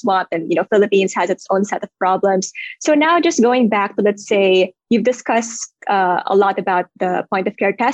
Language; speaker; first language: English; non-native, local second language; Filipino